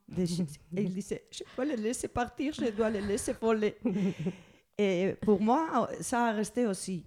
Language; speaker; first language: French; non-native, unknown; Spanish